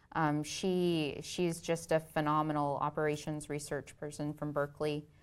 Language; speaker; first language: English; native; English